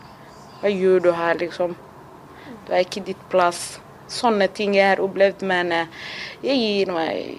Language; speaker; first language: Norwegian; non-native, fluent; Somali